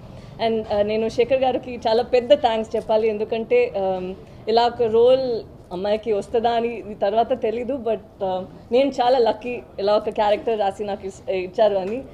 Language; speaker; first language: Telugu; non-native, local second language; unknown